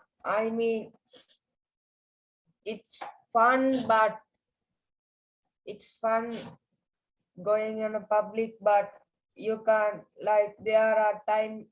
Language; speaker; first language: English; non-native, learner; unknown